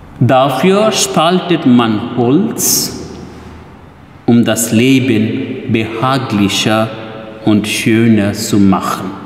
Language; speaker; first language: German; non-native, fluent; Telugu